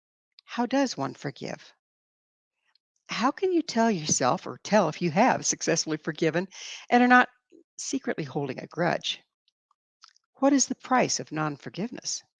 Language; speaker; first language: English; native; English